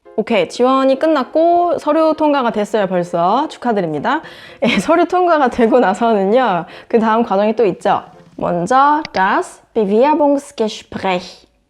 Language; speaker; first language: Korean; native; Korean